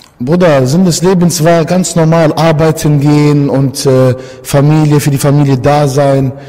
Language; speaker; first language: German; early bilingual, other home language; Italian